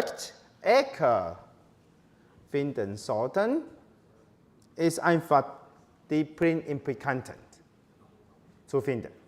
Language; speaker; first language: German; non-native, learner; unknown